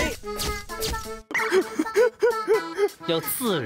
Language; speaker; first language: Chinese; native; Chinese